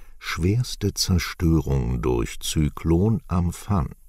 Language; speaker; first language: German; native; German